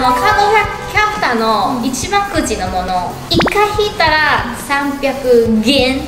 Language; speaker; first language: Japanese; non-native, fluent; Chinese